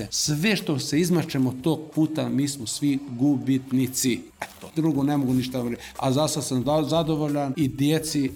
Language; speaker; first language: Serbian; non-native, local second language; Macedonian